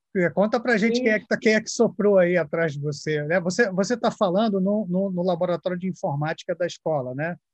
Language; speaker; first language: Portuguese; native; Portuguese